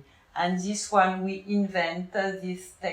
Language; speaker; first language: English; non-native, learner; French